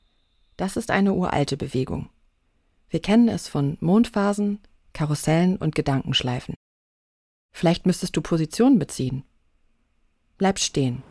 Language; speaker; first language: German; native; German